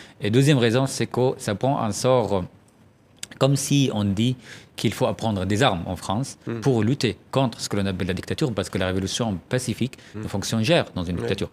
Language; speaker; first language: French; non-native, fluent; Arabic